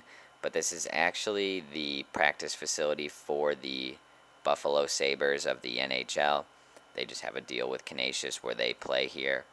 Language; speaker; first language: English; native; English